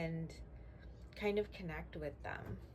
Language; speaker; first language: English; native; English